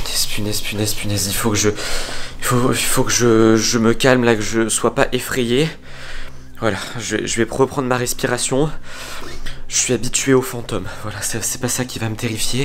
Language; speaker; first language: French; native; French